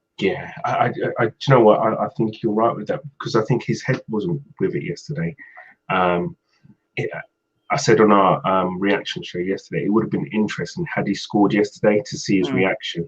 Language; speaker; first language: English; native; English